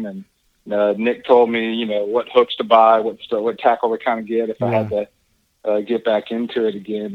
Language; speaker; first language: English; native; English